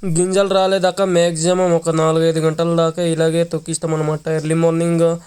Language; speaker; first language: Telugu; non-native, local second language; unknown